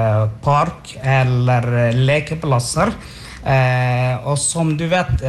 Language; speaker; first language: Norwegian; non-native, fluent; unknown